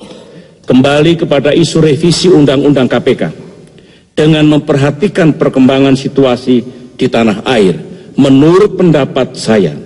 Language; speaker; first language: Indonesian; native; Indonesian